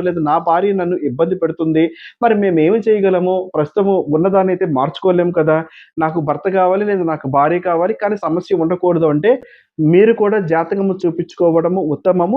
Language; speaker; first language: Telugu; native; Telugu